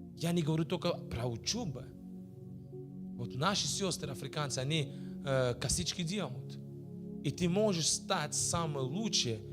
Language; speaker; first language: Russian; non-native, fluent; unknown